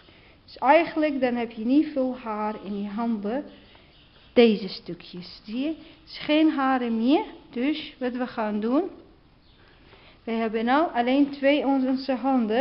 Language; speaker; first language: Dutch; non-native, learner; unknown